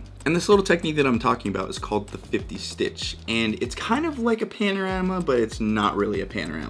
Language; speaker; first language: English; native; English